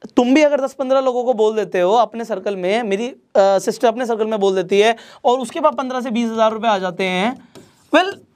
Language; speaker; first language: Hindi; non-native, local second language; Marathi